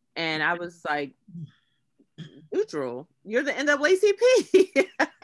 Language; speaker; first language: English; native; English